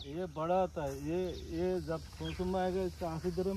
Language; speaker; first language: Hindi; non-native, learner; Bangla